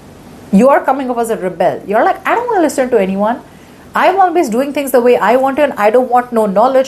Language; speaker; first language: English; non-native, local second language; Hindi